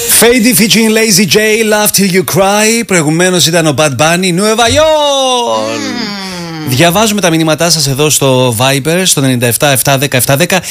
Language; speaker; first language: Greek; early bilingual, heritage; Greek